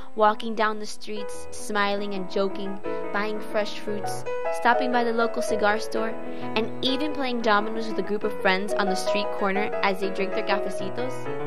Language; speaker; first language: English; native; English